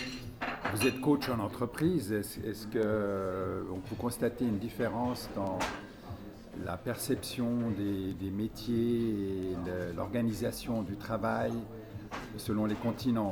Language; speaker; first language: French; native; French